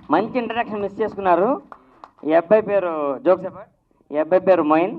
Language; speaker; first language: Telugu; native; Telugu